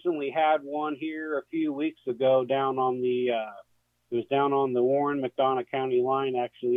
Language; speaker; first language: English; native; English